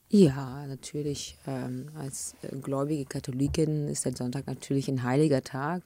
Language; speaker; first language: German; early bilingual, other home language; English